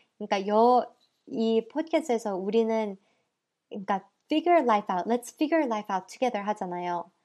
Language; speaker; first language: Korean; early bilingual, heritage; Korean